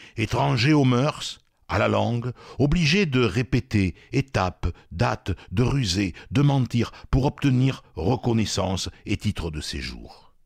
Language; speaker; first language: French; native; French